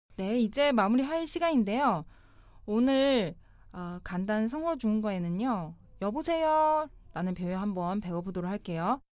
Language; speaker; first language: Korean; non-native, fluent; Chinese